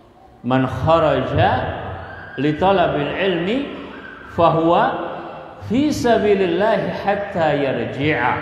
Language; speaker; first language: Arabic; non-native, fluent; Indonesian